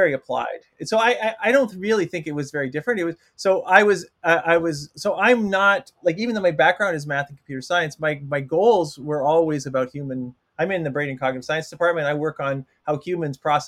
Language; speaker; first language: English; native; English